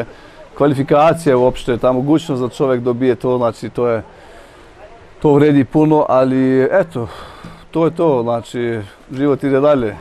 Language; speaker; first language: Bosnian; early bilingual, heritage; Bosnian